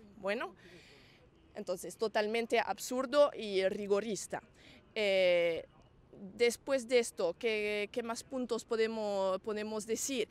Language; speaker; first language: Spanish; non-native, fluent; French